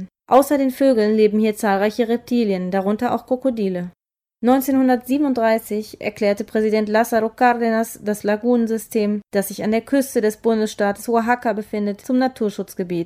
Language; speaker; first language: German; native; German